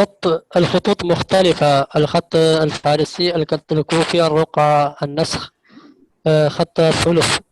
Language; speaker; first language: Arabic; non-native, learner; Malayalam